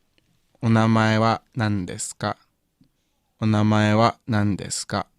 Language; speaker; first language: Japanese; non-native, learner; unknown